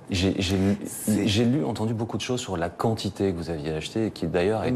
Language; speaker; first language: French; native; French